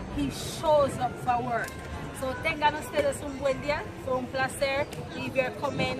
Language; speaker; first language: Spanish; non-native, fluent; English